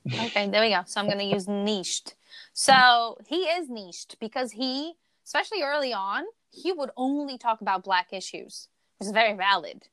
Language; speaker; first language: English; non-native, fluent; Portuguese